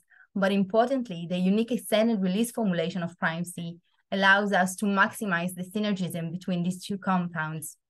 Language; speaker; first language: English; non-native, fluent; Hebrew